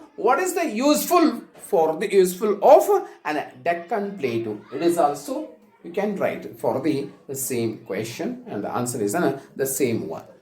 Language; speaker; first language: English; non-native, local second language; Kannada